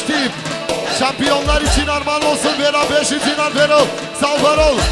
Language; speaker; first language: Turkish; non-native, local second language; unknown